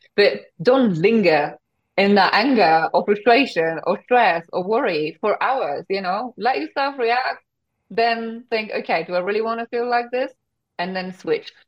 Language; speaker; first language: English; non-native, fluent; Polish